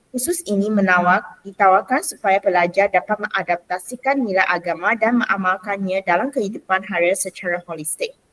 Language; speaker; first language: Malay; non-native, local second language; Chinese